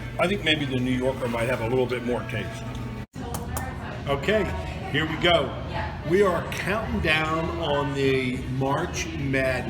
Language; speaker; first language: English; native; English